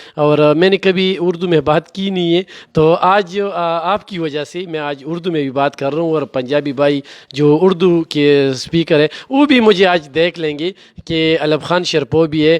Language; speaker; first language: Urdu; non-native, local second language; Pashto